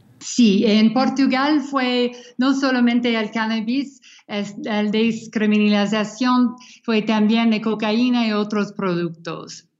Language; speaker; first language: Spanish; non-native, fluent; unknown